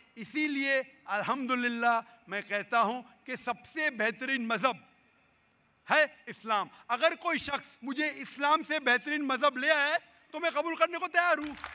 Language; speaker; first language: Hindi; non-native, local second language; Konkani